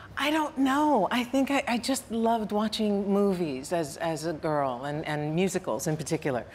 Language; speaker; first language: English; native; English